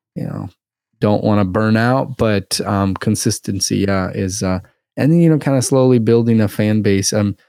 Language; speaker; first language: English; early bilingual, other home language; Russian